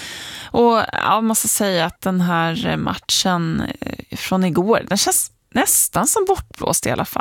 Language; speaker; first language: Swedish; native; Swedish